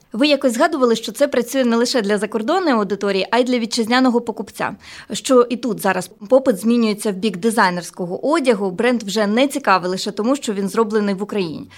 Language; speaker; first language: Ukrainian; native; Ukrainian